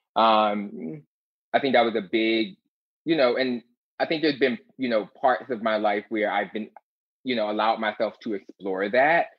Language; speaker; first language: English; native; English